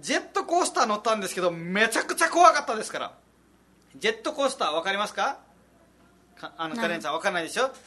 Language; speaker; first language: Japanese; non-native, fluent; Nepali